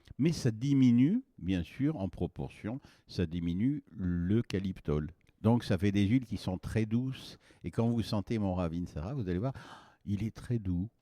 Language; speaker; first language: French; native; French